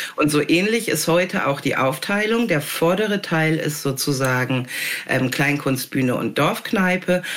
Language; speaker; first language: German; native; German